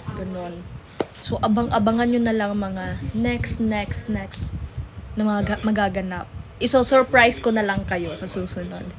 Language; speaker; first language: Filipino; non-native, local second language; Cebuano